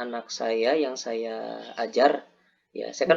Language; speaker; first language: Indonesian; native; Indonesian